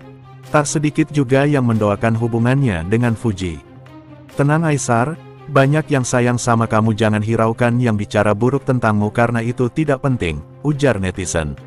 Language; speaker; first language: Indonesian; native; Indonesian